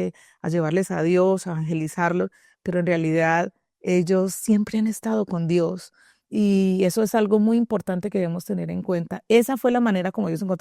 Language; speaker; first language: Spanish; native; Spanish